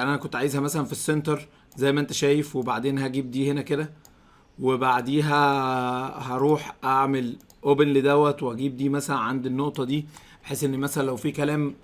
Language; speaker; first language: Arabic; native; Arabic